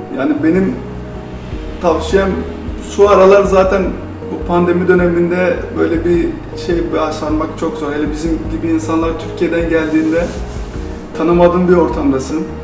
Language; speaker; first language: Turkish; native; Turkish